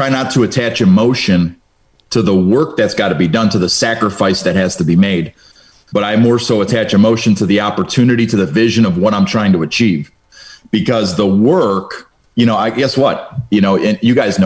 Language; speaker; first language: English; early bilingual, other home language; Romanian